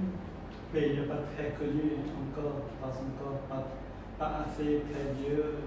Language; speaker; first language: French; non-native, learner; Khmer